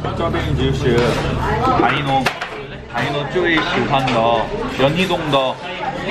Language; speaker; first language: Chinese; non-native, learner; Korean